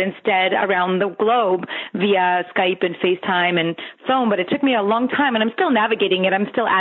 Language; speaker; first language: English; native; English